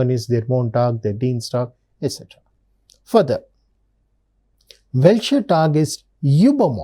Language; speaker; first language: German; non-native, learner; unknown